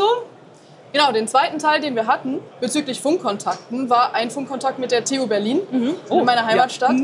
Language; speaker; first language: German; native; German